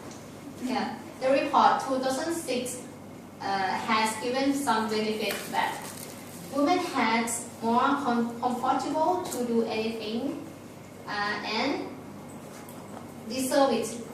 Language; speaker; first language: English; non-native, learner; Thai